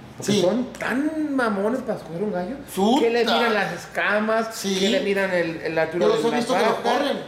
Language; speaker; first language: Spanish; early bilingual, heritage; Spanish